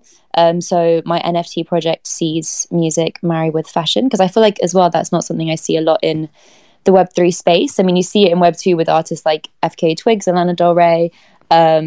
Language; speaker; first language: English; native; English